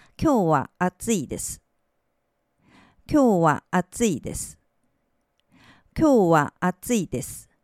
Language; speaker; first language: Japanese; non-native, fluent; Chinese